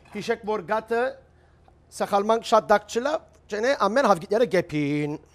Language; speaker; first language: Armenian; early bilingual, heritage; Armenian